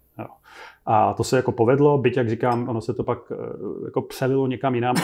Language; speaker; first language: Czech; native; Czech